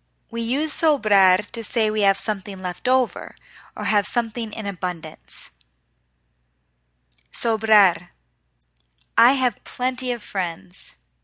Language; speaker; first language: English; native; English